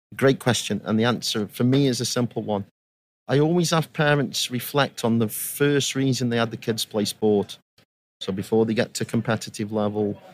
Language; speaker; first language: English; native; English